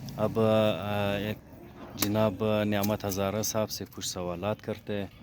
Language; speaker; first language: Urdu; non-native, local second language; Hazaragi